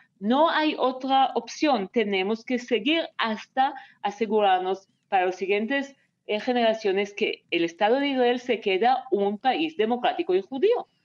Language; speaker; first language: Spanish; non-native, fluent; Hebrew